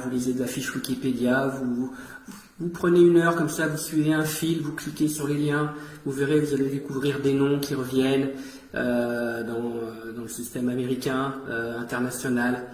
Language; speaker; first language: French; native; French